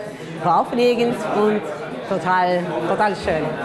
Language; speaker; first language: German; non-native, fluent; Portuguese